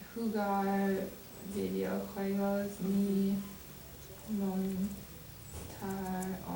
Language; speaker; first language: Spanish; non-native, learner; English